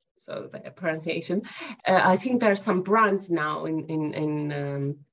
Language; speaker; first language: English; non-native, fluent; Greek